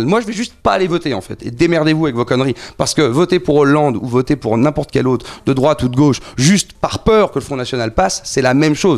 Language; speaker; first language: French; native; French